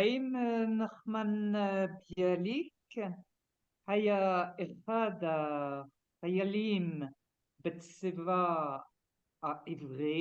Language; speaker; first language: Hebrew; non-native, learner; French